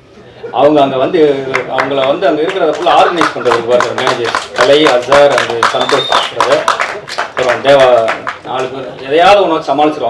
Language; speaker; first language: Tamil; native; Tamil